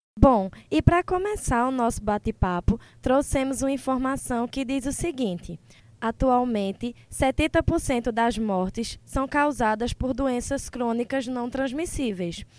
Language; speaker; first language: Portuguese; native; Portuguese